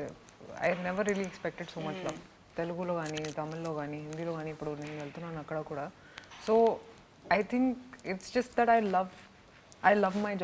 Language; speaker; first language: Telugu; non-native, local second language; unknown